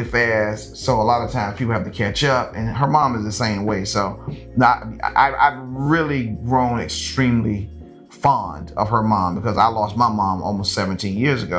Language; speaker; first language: English; native; English